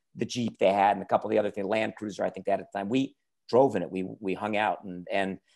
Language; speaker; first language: English; native; English